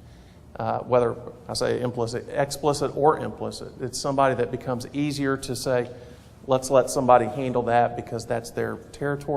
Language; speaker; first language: English; native; English